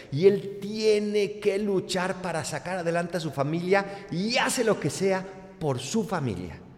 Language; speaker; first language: Spanish; native; Spanish